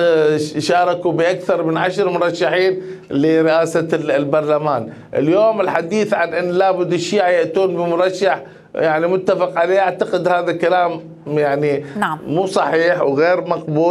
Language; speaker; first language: Arabic; native; Arabic